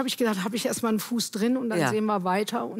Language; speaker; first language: German; native; German